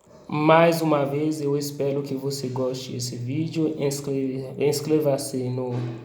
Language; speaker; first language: Portuguese; non-native, learner; Haitian Creole